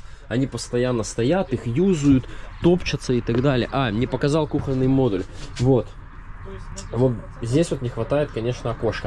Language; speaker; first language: Russian; native; Russian